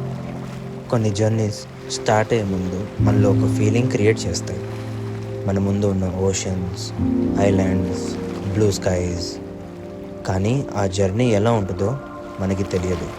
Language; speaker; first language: Telugu; native; Telugu